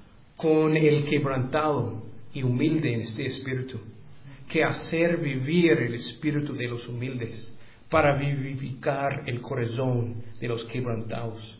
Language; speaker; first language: Spanish; non-native, learner; English